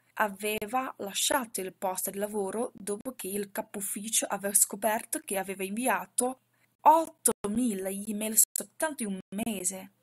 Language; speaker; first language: Italian; non-native, fluent; Chinese